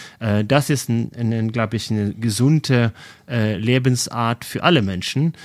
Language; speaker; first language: German; non-native, fluent; Norwegian